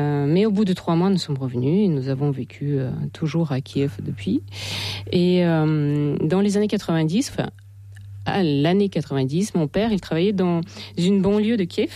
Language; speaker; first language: French; non-native, fluent; Russian